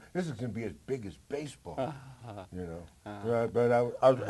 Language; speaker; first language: English; native; English